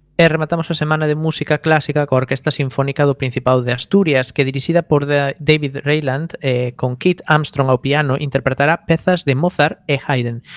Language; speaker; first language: Galician; native; Galician